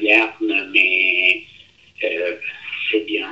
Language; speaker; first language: French; non-native, fluent; Italian